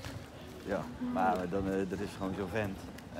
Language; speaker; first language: Dutch; native; Dutch